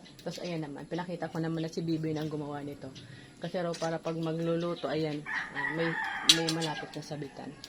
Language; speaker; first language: Filipino; non-native, local second language; Bikol